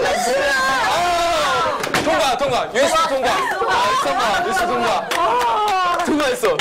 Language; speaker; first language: Korean; non-native, learner; Chinese